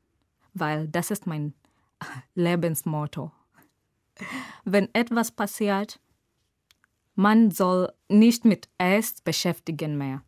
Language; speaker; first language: German; non-native, learner; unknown